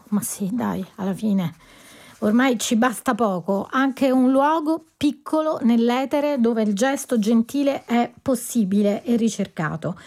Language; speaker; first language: Italian; native; Italian